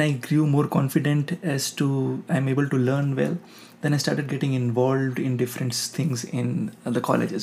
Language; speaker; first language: English; non-native, local second language; Hindi